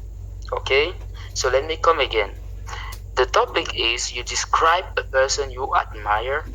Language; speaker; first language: English; non-native, local second language; French